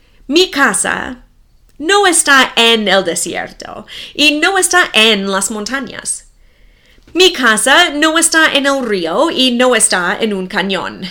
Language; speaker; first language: Spanish; non-native, fluent; English